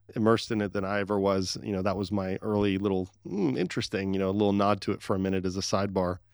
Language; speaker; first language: English; early bilingual, other home language; Arabic